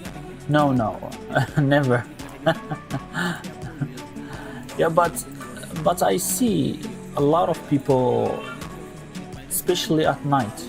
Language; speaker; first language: English; non-native, local second language; Arabic